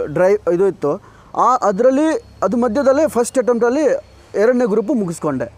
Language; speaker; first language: Kannada; non-native, fluent; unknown